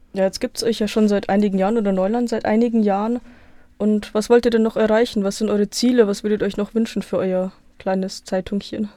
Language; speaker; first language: German; native; German